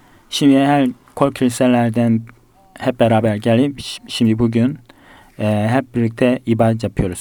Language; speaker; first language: Turkish; non-native, fluent; Korean